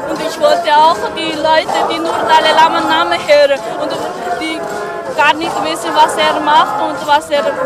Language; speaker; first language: German; non-native, learner; Tibetan